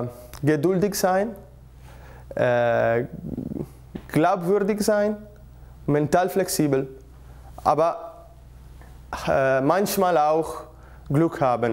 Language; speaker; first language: German; non-native, learner; Italian